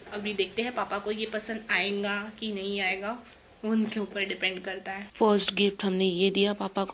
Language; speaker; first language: Hindi; native; Hindi